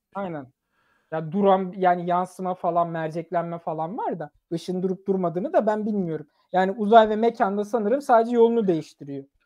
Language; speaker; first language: Turkish; early bilingual, other home language; German